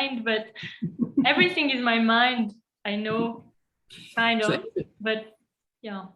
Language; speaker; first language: English; non-native, fluent; French